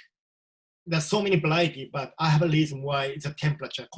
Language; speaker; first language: English; non-native, learner; Japanese